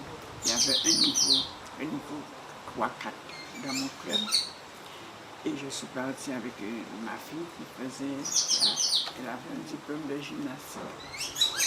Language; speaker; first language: French; non-native, local second language; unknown